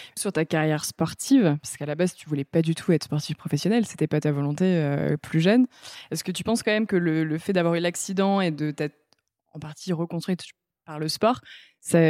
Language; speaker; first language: French; native; French